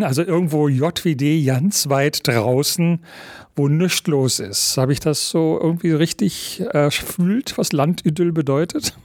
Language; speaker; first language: German; native; German